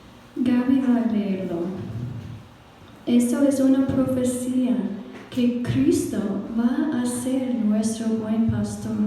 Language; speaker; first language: Spanish; non-native, fluent; English